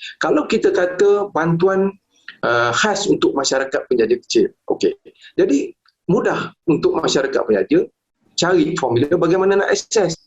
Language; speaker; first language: Malay; native; Malay